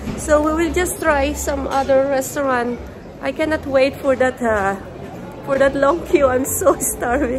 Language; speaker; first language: English; non-native, local second language; Filipino